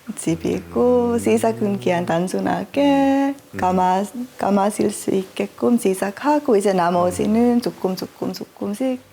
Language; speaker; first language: Korean; non-native, learner; Finnish